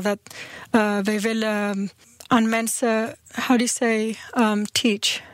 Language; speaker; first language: Dutch; non-native, learner; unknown